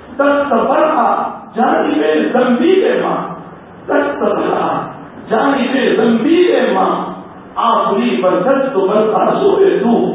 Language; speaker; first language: Urdu; non-native, local second language; Gujarati